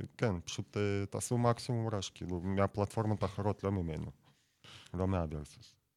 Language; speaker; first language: Hebrew; non-native, fluent; Russian